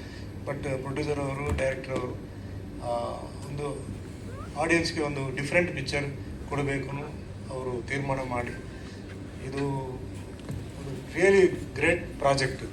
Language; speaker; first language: Kannada; non-native, fluent; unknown